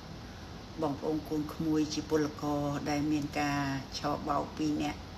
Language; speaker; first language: Khmer; native; Khmer